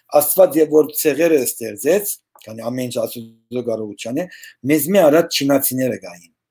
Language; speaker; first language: Armenian; early bilingual, heritage; Armenian